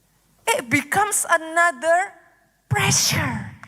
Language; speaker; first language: English; non-native, fluent; Indonesian